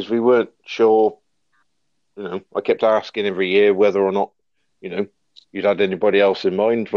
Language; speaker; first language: English; native; English